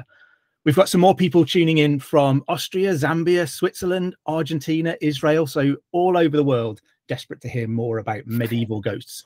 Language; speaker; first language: English; native; English